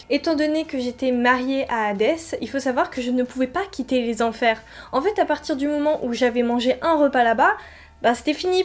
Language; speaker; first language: French; native; French